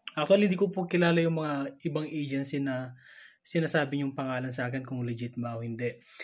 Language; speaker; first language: Filipino; native; Filipino